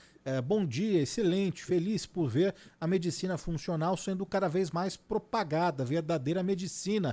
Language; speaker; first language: Portuguese; native; Portuguese